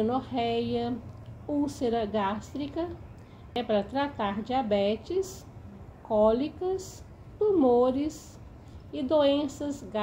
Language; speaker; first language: Portuguese; native; Portuguese